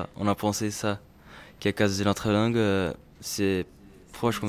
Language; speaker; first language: French; non-native, learner; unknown